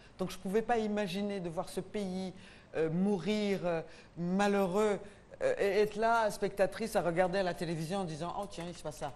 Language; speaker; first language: French; non-native, local second language; Rundi